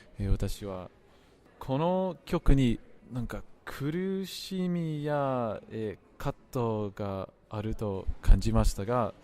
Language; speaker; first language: Japanese; non-native, fluent; English